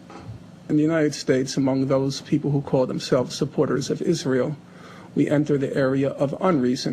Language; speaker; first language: English; native; English